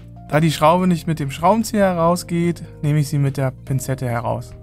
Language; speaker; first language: German; native; German